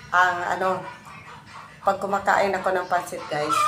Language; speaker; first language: Filipino; non-native, local second language; Cebuano